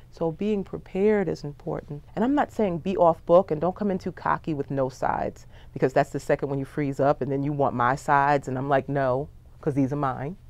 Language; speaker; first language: English; native; English